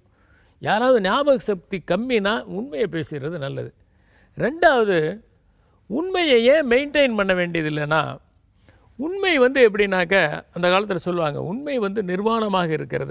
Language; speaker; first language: Tamil; native; Tamil